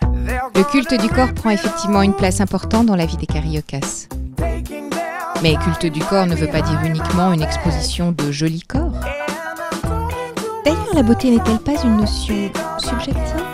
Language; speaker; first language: French; native; French